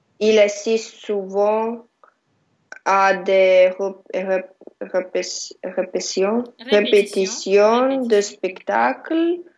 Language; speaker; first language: French; non-native, learner; Russian